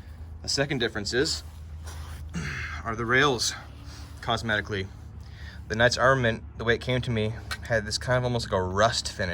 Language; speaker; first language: English; native; English